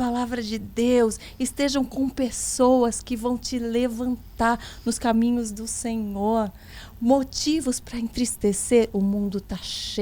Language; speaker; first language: Portuguese; native; Portuguese